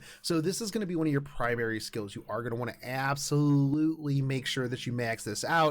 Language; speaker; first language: English; native; English